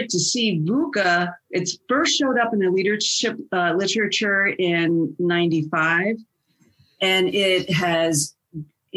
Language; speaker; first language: English; native; English